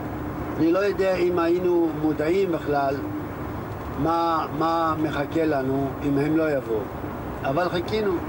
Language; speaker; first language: Hebrew; non-native, fluent; Yiddish